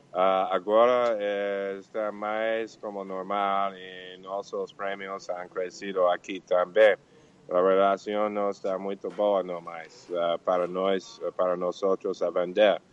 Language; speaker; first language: Portuguese; non-native, learner; Spanish